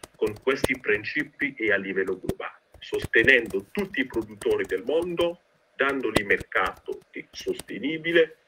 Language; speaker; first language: Italian; non-native, fluent; French